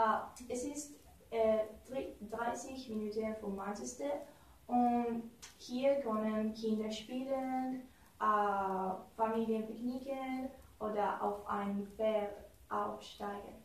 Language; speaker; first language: German; non-native, learner; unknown